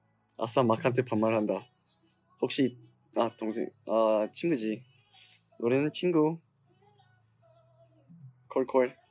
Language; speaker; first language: Korean; non-native, fluent; English